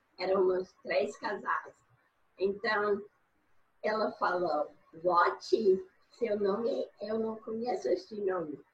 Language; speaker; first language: Portuguese; non-native, fluent; English